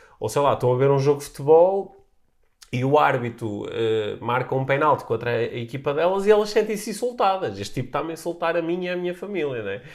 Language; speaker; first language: Portuguese; native; Portuguese